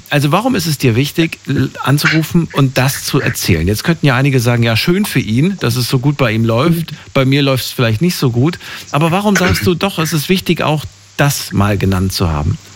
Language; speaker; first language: German; native; German